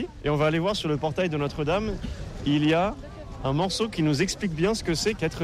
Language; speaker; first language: French; native; French